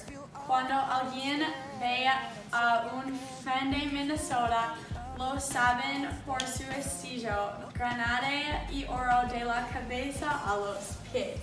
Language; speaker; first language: Spanish; non-native, learner; English